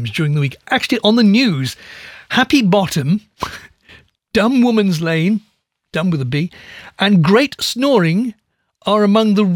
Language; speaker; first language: English; native; English